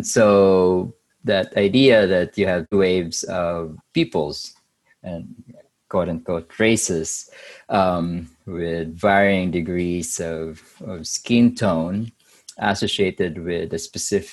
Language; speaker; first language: English; non-native, local second language; Bikol